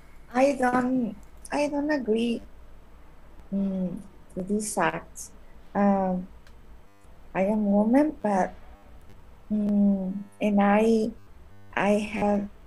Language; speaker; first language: English; non-native, learner; Spanish